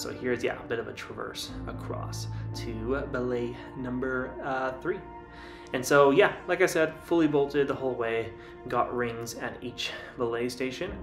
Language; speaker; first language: English; native; English